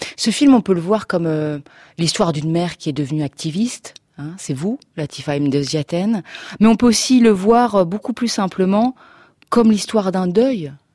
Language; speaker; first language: French; native; French